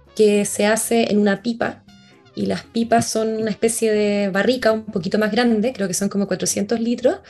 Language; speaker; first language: Spanish; native; Spanish